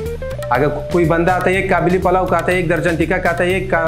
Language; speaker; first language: Hindi; non-native, fluent; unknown